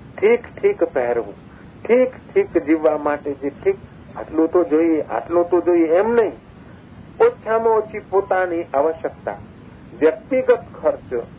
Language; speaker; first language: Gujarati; non-native, local second language; Sindhi